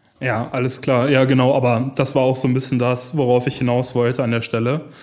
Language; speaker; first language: German; native; German